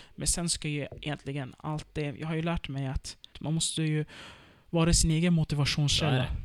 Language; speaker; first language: Swedish; early bilingual, other home language; Turkish